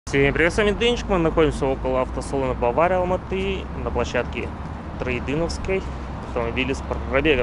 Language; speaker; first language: Russian; native; Russian